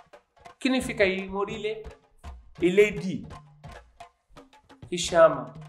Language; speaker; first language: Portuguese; non-native, learner; Yoruba